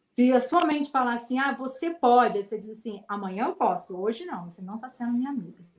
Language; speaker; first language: Portuguese; native; Portuguese